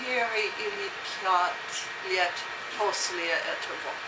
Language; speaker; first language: Russian; non-native, learner; English